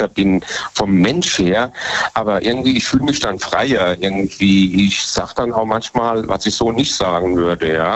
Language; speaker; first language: German; native; German